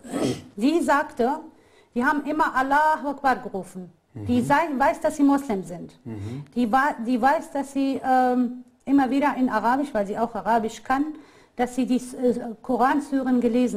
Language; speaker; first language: German; non-native, fluent; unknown